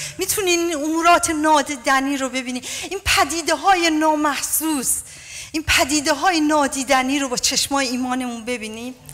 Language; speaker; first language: Persian; native; Persian